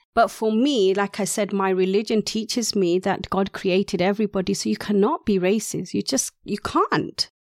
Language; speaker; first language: English; non-native, local second language; Urdu